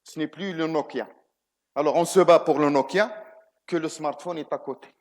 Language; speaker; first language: French; non-native, local second language; Arabic